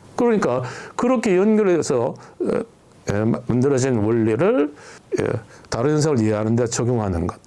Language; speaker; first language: Korean; native; Korean